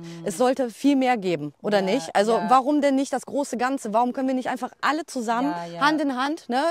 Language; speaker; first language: German; native; German